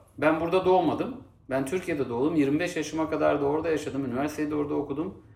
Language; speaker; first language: Turkish; native; Turkish